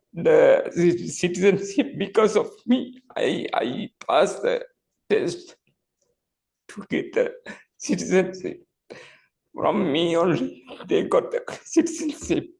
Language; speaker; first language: English; non-native, local second language; Tamil